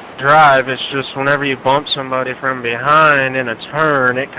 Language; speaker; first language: English; native; English